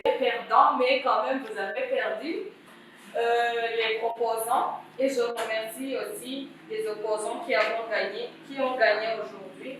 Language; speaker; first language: French; non-native, local second language; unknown